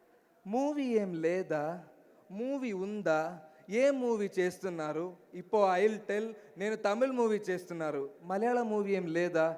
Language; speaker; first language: Telugu; non-native, learner; Malayalam